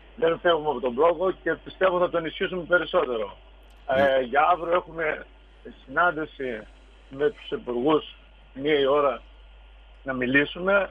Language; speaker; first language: Greek; native; Greek